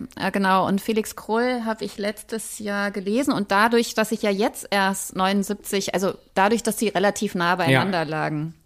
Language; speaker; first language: German; native; German